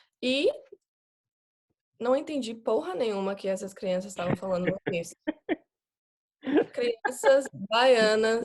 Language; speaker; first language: Portuguese; non-native, fluent; English